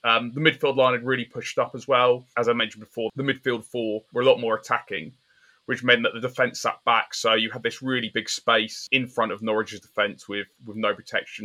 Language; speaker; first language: English; native; English